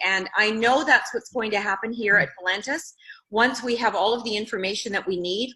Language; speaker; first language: English; native; English